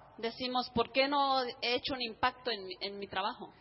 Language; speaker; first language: Spanish; native; Spanish